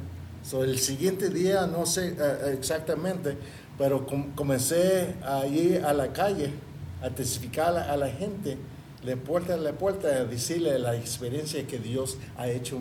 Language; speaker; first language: Spanish; early bilingual, heritage; Spanish